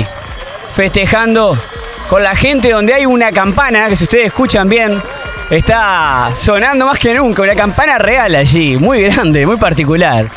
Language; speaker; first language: Spanish; native; Spanish